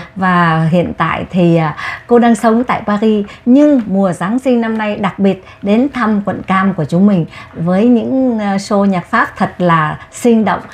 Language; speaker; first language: Vietnamese; native; Vietnamese